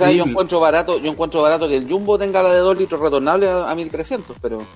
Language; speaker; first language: Spanish; native; Spanish